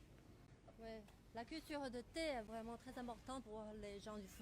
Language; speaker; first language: French; non-native, fluent; Chinese